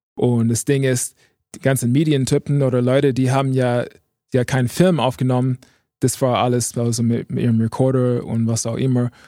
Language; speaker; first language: German; non-native, fluent; English